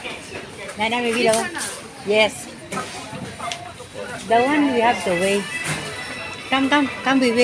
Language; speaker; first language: English; non-native, local second language; Filipino